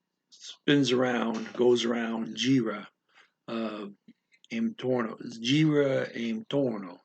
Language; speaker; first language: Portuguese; non-native, learner; English